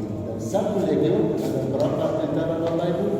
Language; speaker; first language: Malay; non-native, fluent; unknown